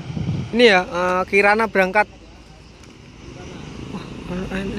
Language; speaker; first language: Indonesian; native; Indonesian